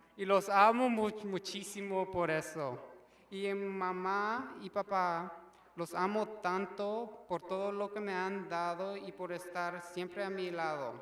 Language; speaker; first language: Spanish; early bilingual, other home language; English